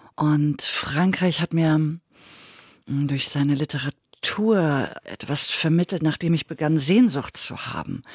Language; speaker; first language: German; native; German